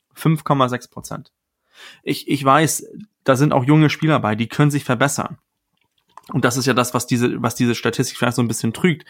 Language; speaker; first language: German; non-native, fluent; Danish